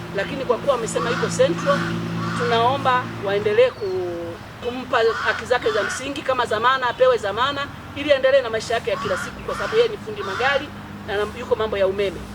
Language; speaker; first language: Swahili; native; Swahili